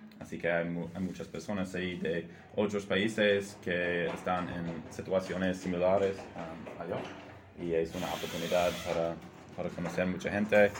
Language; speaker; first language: Spanish; non-native, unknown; English